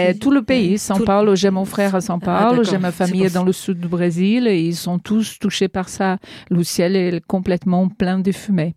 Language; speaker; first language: French; non-native, fluent; Portuguese